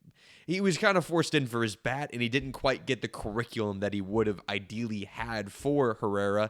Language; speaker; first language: English; native; English